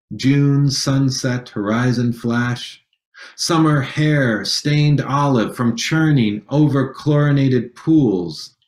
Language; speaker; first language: English; native; English